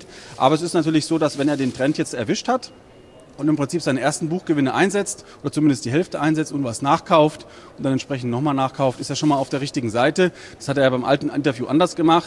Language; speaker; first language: German; native; German